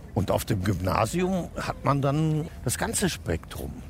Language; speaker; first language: German; native; German